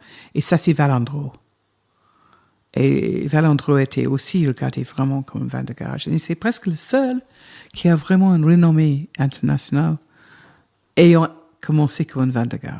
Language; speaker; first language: French; non-native, fluent; English